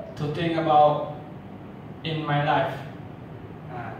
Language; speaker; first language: English; non-native, learner; Thai